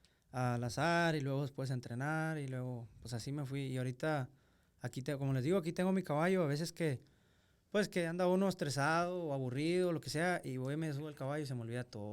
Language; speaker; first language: Spanish; native; Spanish